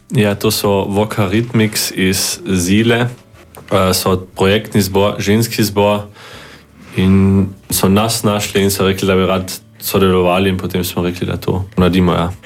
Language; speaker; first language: Slovenian; native; Slovenian